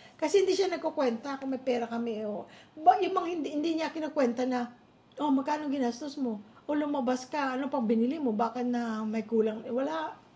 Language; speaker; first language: Filipino; native; Filipino